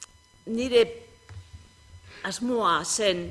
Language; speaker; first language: Basque; non-native, local second language; Spanish